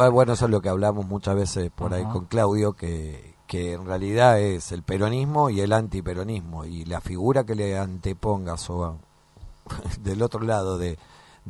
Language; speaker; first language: Spanish; native; Spanish